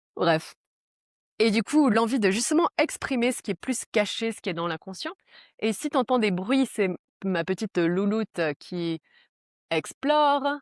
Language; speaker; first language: French; early bilingual, other home language; Portuguese